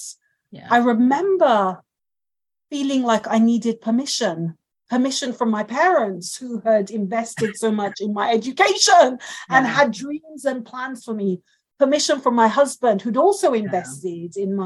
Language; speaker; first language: English; non-native, local second language; Yoruba